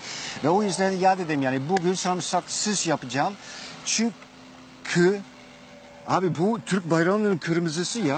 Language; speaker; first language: Turkish; non-native, learner; Dutch